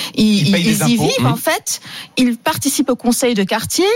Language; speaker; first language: French; non-native, local second language; Arabic